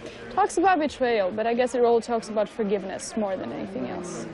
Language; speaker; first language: English; non-native, fluent; Italian